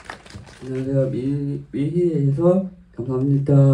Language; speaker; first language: Korean; non-native, learner; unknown